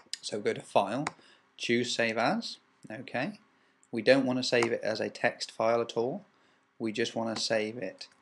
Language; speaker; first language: English; native; English